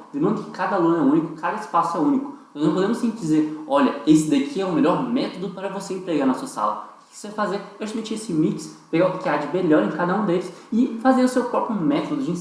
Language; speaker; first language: Portuguese; native; Portuguese